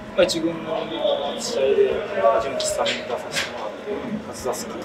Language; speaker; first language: Japanese; native; Japanese